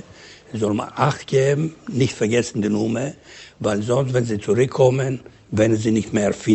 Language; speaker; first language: German; non-native, learner; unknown